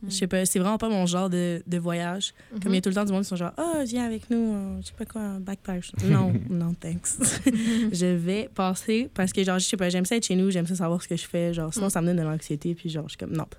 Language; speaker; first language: French; native; French